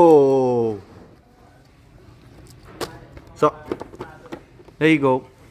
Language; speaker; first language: English; non-native, fluent; Dutch